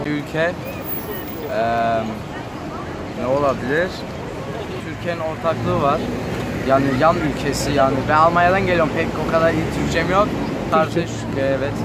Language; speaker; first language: Turkish; early bilingual, heritage; Turkish